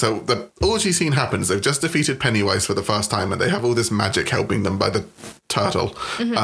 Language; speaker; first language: English; native; English